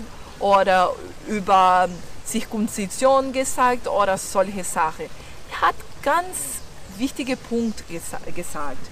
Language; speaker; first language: German; non-native, learner; Portuguese